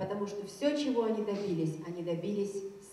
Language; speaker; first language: Russian; native; Russian